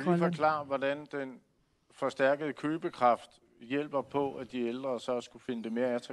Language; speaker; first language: Danish; native; Danish